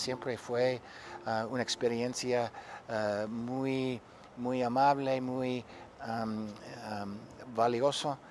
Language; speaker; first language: Spanish; non-native, fluent; English